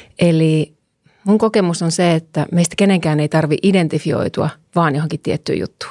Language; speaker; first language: Finnish; native; Finnish